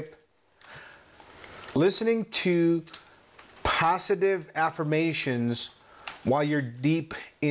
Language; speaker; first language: English; non-native, fluent; Spanish